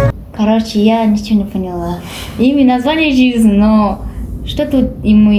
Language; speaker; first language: Russian; non-native, learner; Japanese